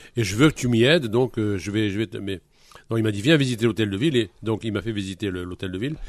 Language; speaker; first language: French; native; French